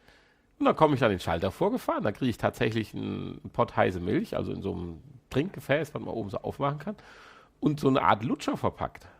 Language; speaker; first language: German; native; German